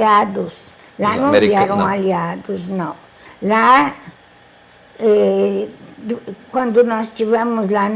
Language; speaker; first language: Portuguese; non-native, fluent; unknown